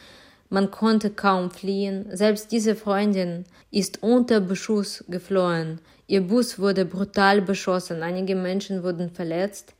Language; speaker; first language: German; non-native, fluent; Ukrainian